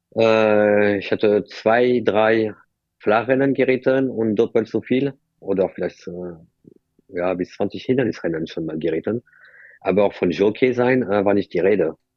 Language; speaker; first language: German; non-native, fluent; French